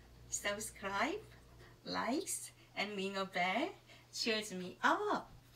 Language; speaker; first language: English; non-native, learner; Korean